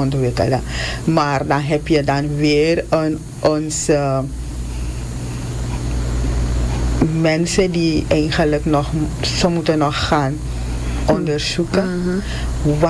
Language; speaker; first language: Dutch; non-native, local second language; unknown